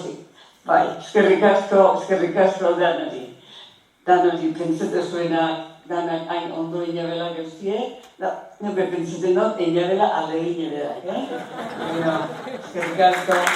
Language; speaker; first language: Basque; native; Basque